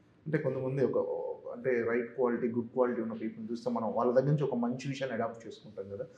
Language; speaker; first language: Telugu; native; Telugu